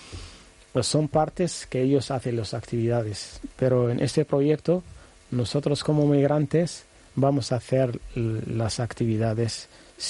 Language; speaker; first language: Spanish; non-native, learner; Arabic